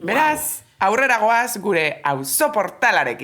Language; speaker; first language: Basque; native; Basque